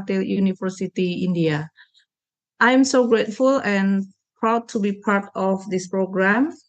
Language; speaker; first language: English; non-native, learner; Indonesian